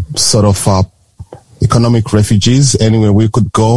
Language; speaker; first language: English; non-native, local second language; Shona